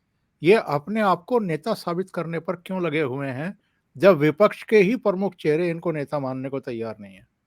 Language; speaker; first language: Hindi; native; Hindi